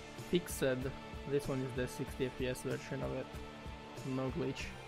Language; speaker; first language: English; non-native, fluent; Italian